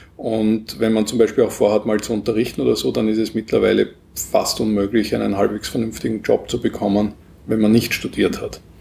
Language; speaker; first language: German; native; German